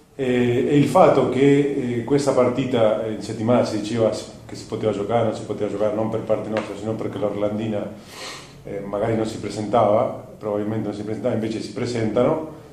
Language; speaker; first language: Italian; non-native, fluent; Spanish